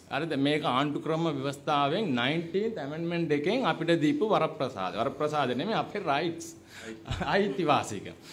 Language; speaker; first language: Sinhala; non-native, local second language; Tamil